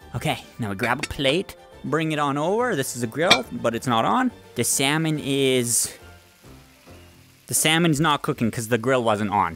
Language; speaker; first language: English; native; English